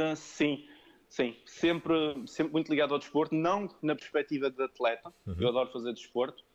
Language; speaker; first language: Portuguese; early bilingual, other home language; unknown